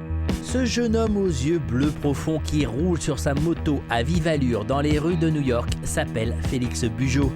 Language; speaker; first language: French; native; French